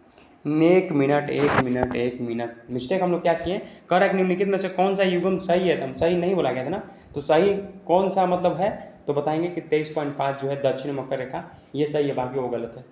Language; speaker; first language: Hindi; native; Hindi